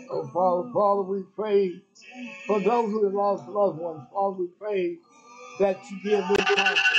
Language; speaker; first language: English; native; English